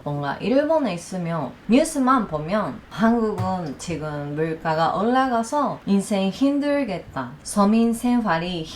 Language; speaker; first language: Korean; non-native, learner; Japanese